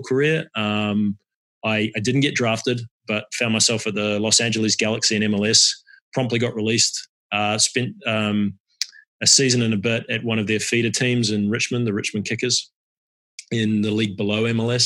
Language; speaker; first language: English; native; English